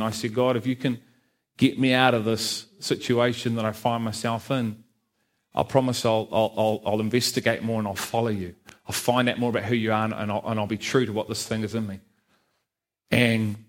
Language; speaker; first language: English; native; English